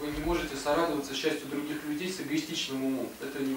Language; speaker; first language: Russian; native; Russian